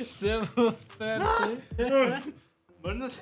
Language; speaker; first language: Ukrainian; non-native, local second language; Russian